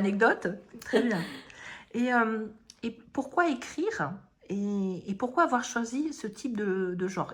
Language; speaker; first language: French; native; French